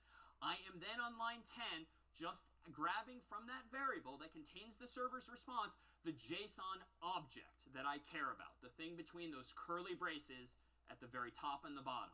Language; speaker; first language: English; native; English